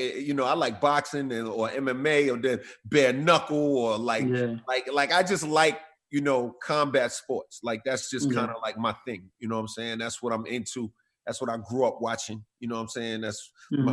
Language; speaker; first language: English; native; English